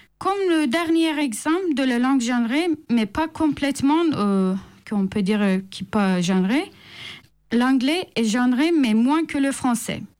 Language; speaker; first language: French; non-native, fluent; Turkish